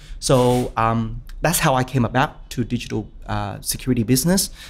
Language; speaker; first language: English; early bilingual, other home language; Vietnamese